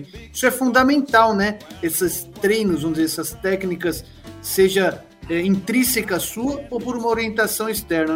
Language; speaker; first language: Portuguese; native; Portuguese